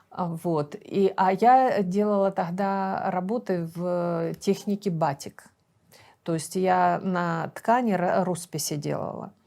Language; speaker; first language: Russian; native; Russian